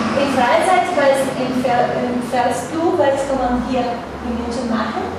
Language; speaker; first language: German; non-native, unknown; Portuguese